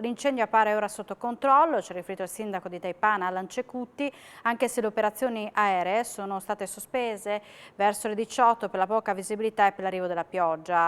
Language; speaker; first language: Italian; native; Italian